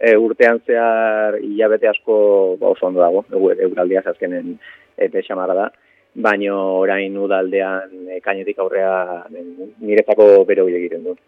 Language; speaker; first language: Basque; native; Basque